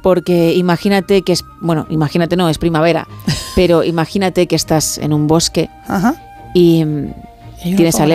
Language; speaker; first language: Spanish; native; Spanish